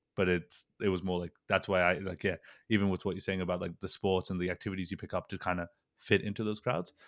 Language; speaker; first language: English; early bilingual, other home language; Urdu